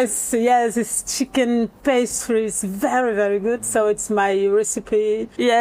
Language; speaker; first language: English; non-native, learner; Portuguese